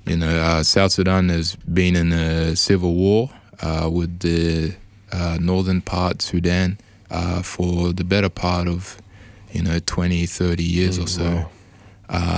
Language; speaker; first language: English; native; English